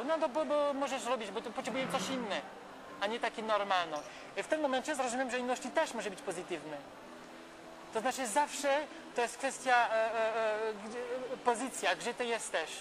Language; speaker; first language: Polish; non-native, learner; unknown